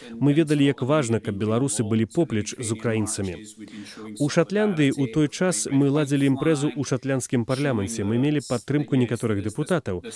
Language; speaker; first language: Belarusian; non-native, fluent; English